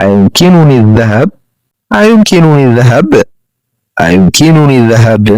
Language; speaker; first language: Arabic; non-native, fluent; Amharic